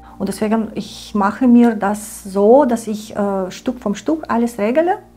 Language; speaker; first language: German; non-native, learner; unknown